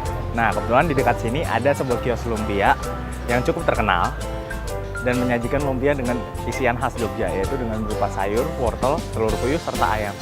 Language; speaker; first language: Indonesian; native; Indonesian